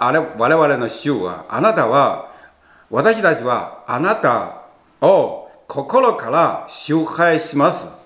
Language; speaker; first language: Japanese; non-native, fluent; Chinese